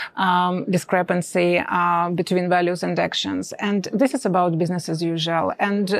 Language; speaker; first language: English; non-native, fluent; Ukrainian